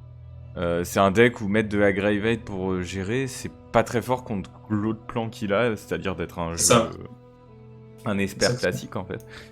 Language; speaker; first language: French; native; French